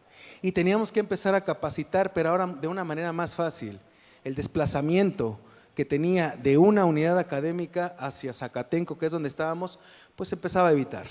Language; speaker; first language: Spanish; native; Spanish